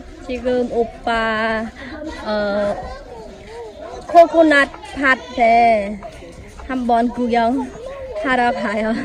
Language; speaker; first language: Korean; non-native, fluent; Khmer